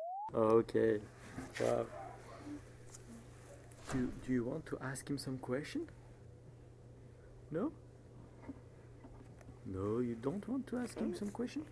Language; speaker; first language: English; non-native, fluent; French